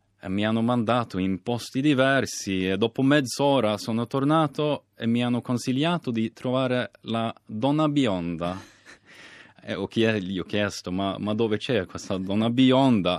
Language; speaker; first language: Italian; non-native, fluent; Swedish